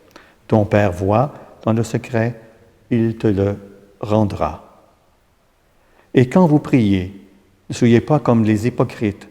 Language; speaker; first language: French; native; French